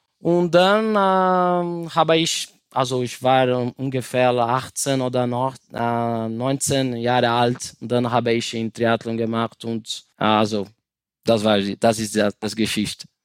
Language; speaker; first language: German; non-native, learner; Portuguese